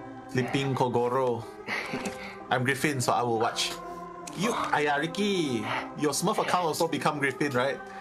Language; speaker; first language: English; non-native, local second language; Chinese